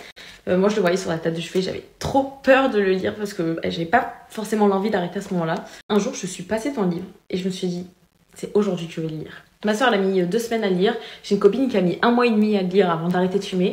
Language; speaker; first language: French; native; French